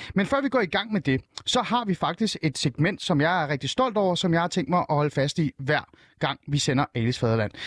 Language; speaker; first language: Danish; early bilingual, other home language; Persian